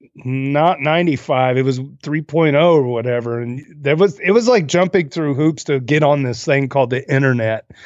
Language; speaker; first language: English; native; English